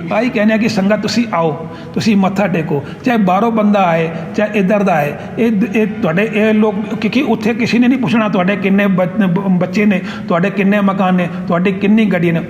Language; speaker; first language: Punjabi; non-native, local second language; Hindi